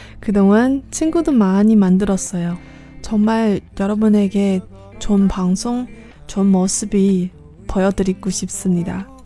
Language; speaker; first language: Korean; non-native, learner; Chinese